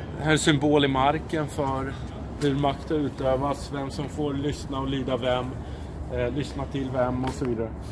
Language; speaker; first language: Swedish; native; Swedish